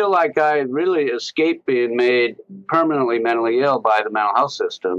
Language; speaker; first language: English; native; English